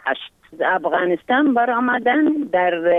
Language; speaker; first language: Persian; non-native, fluent; Arabic